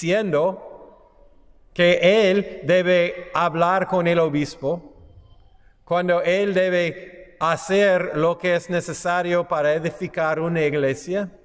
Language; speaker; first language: Spanish; non-native, fluent; English